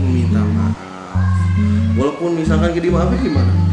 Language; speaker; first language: Indonesian; native; Indonesian